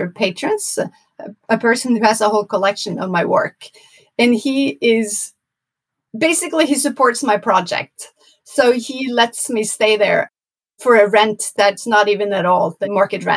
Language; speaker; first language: English; non-native, fluent; Norwegian